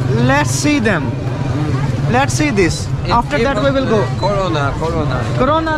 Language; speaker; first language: English; non-native, learner; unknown